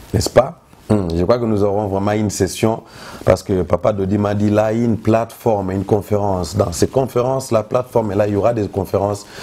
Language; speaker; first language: French; non-native, local second language; Lingala